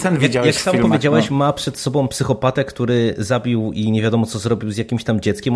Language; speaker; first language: Polish; native; Polish